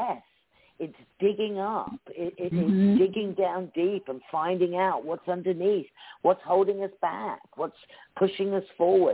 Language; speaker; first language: English; native; English